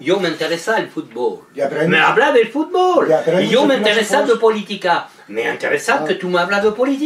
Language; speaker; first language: Spanish; non-native, learner; French